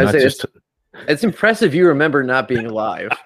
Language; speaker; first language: English; native; English